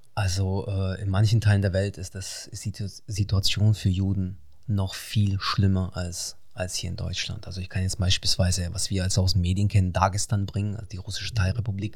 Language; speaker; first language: German; non-native, fluent; Russian